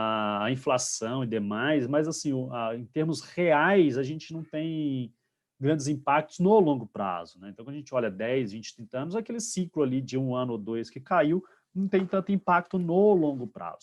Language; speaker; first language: Portuguese; native; Portuguese